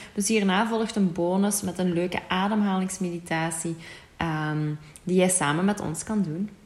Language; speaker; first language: Dutch; native; Dutch